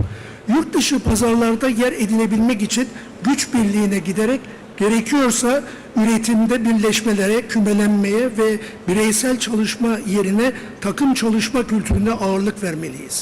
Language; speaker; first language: Turkish; native; Turkish